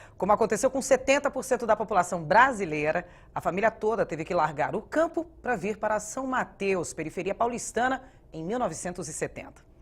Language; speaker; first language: Portuguese; native; Portuguese